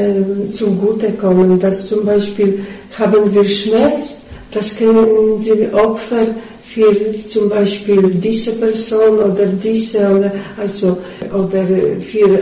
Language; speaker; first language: German; non-native, learner; Polish